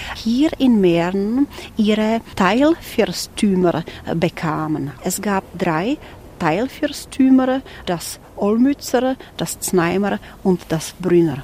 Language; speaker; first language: German; non-native, fluent; Czech